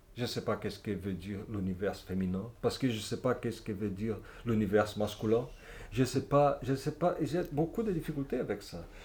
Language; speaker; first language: French; non-native, fluent; Portuguese